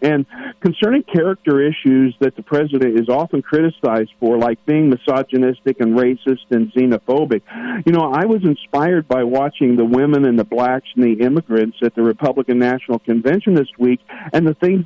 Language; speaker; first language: English; native; English